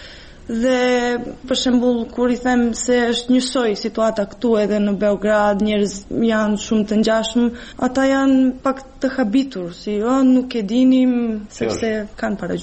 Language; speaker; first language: Albanian; non-native, fluent; Serbian